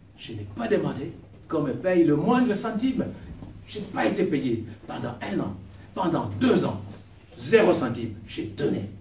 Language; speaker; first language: French; non-native, local second language; Kongo